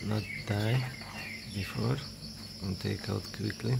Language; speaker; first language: English; non-native, learner; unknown